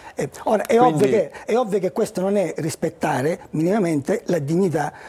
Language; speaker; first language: Italian; native; Italian